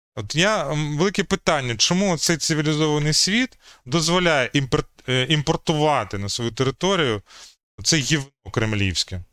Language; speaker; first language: Ukrainian; native; Ukrainian